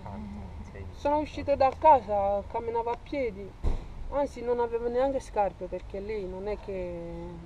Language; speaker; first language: Italian; non-native, fluent; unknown